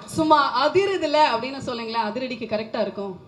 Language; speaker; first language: Tamil; native; Tamil